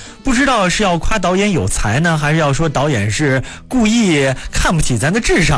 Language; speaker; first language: Chinese; native; Chinese